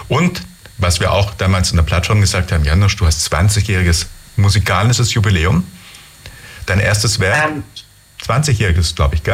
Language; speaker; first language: German; native; German